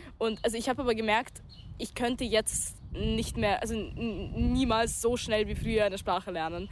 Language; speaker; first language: German; early bilingual, other home language; Russian